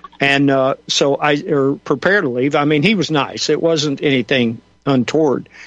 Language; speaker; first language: English; native; English